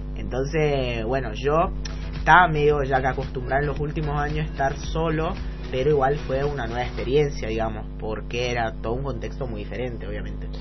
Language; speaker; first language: Spanish; non-native, fluent; Italian